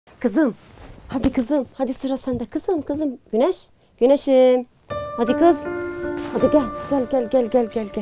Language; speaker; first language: Turkish; non-native, learner; Arabic